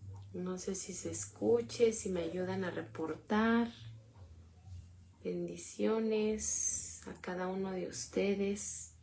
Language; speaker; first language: Spanish; native; Spanish